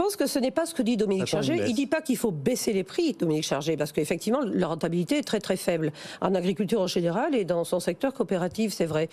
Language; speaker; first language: French; native; French